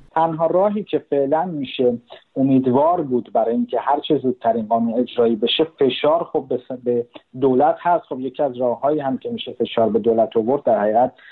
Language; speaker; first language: Persian; native; Persian